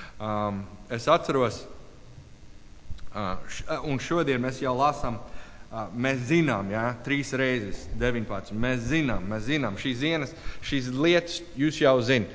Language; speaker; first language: Latvian; non-native, learner; English